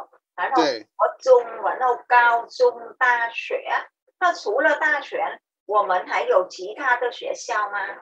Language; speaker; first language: Chinese; non-native, learner; Vietnamese